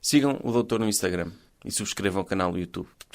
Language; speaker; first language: Portuguese; native; Portuguese